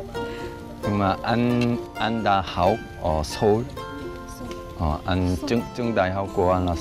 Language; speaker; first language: Vietnamese; non-native, learner; Korean